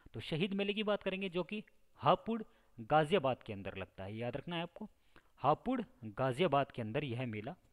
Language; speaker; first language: Hindi; native; Hindi